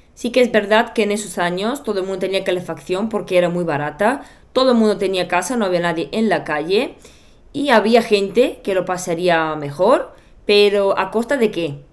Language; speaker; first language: Spanish; non-native, fluent; Bulgarian